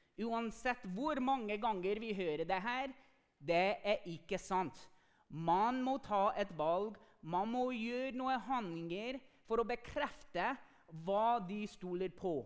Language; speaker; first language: Norwegian; non-native, fluent; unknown